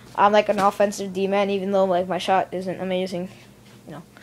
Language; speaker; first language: English; native; English